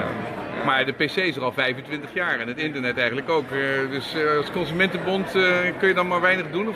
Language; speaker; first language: Dutch; native; Dutch